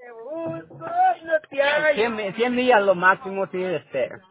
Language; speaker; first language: Spanish; native; Spanish